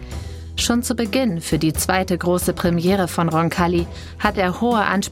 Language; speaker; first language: German; native; German